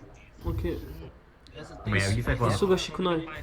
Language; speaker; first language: Japanese; non-native, learner; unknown